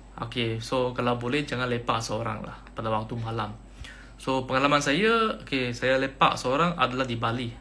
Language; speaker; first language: Malay; native; Malay